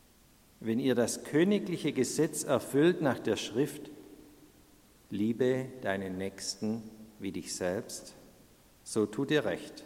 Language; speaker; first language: German; native; German